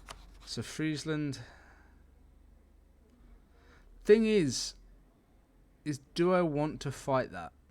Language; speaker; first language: English; native; English